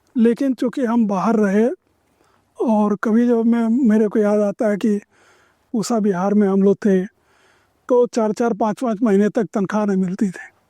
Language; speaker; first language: Hindi; native; Hindi